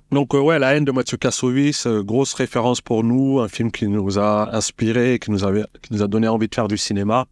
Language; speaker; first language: French; native; French